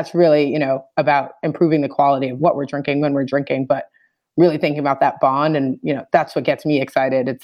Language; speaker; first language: English; native; English